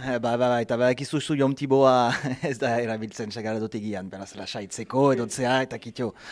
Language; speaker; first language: Basque; non-native, local second language; French